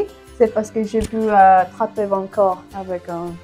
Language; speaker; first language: French; non-native, learner; Spanish